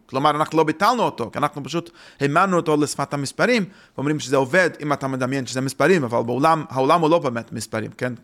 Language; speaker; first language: Hebrew; non-native, fluent; English